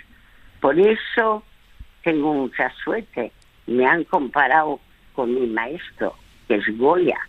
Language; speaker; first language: Spanish; early bilingual, other home language; French